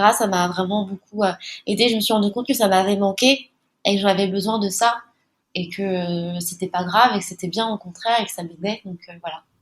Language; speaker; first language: French; early bilingual, other home language; Malagasy